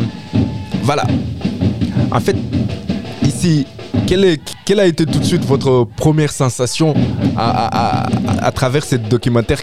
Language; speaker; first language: French; native; French